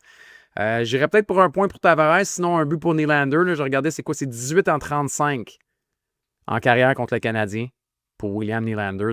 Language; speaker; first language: French; native; French